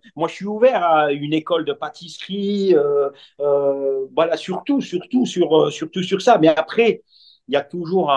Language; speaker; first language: French; non-native, local second language; Arabic